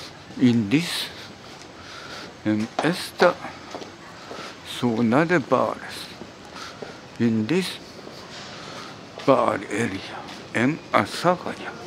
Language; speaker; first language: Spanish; non-native, learner; Japanese